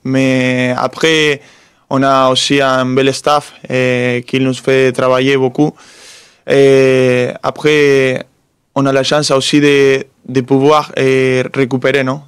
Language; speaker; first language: French; non-native, fluent; Spanish